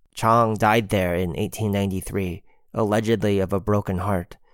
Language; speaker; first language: English; native; English